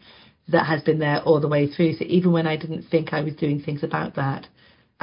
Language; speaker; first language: English; native; English